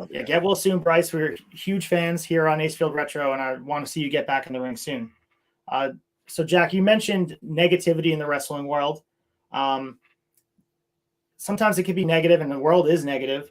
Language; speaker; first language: English; native; English